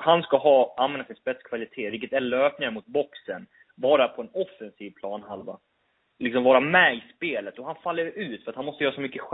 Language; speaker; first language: Swedish; native; Swedish